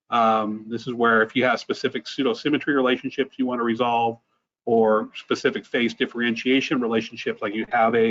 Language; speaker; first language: English; native; English